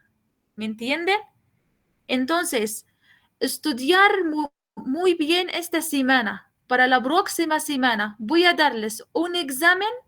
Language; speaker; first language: Spanish; non-native, fluent; Arabic